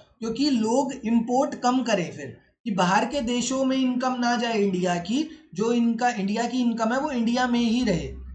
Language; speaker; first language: Hindi; native; Hindi